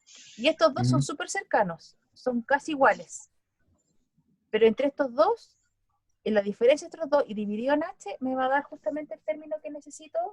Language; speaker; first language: Spanish; native; Spanish